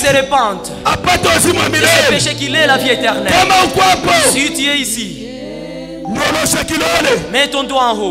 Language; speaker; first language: French; non-native, local second language; Swahili